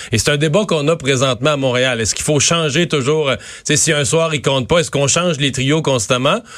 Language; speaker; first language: French; native; French